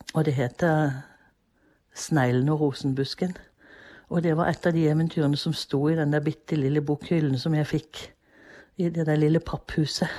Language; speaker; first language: Norwegian; early bilingual, other home language; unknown